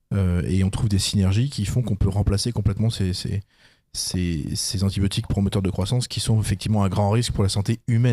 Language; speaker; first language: French; native; French